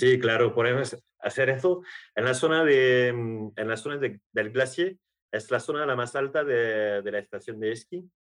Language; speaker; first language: Spanish; non-native, learner; French